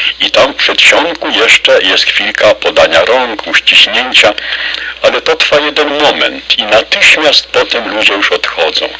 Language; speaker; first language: Polish; native; Polish